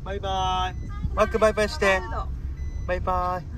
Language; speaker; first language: Japanese; native; Japanese